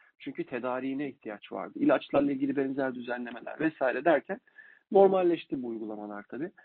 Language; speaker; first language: Turkish; native; Turkish